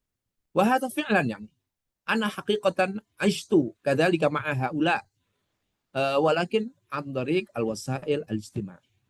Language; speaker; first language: Arabic; non-native, fluent; Indonesian